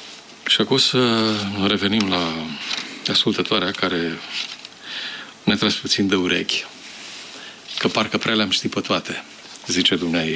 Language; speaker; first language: Romanian; native; Romanian